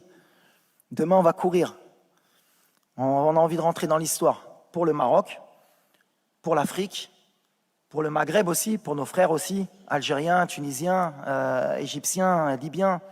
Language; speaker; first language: French; early bilingual, heritage; French